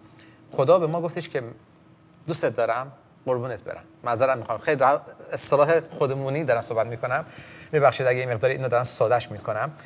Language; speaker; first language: Persian; native; Persian